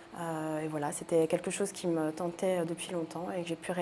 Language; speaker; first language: French; native; French